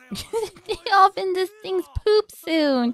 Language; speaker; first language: English; native; English